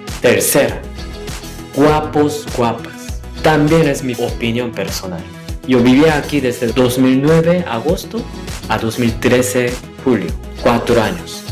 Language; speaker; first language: Spanish; non-native, fluent; Korean